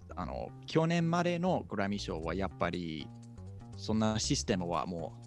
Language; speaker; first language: Japanese; non-native, fluent; English